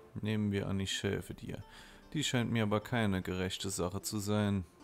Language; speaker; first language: German; native; German